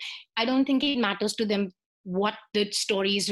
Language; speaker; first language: English; non-native, local second language; Hindi